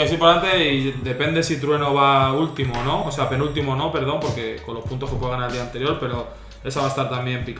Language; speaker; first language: Spanish; native; Spanish